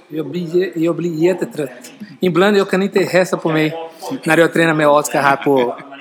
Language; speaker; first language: Swedish; non-native, learner; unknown